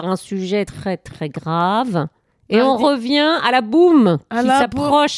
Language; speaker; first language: French; native; French